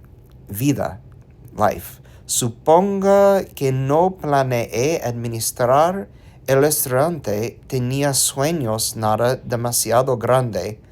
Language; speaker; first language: Spanish; non-native, learner; English